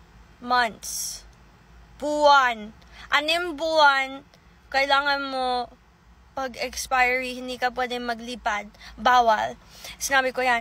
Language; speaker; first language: Filipino; early bilingual, heritage; English